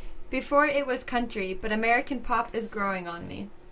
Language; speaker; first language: English; native; English